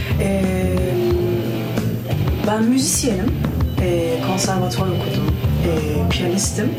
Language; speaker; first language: Turkish; early bilingual, heritage; Turkish